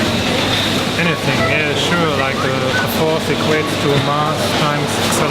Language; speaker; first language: English; non-native, learner; Arabic